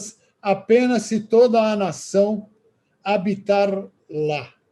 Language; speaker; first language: Portuguese; native; Portuguese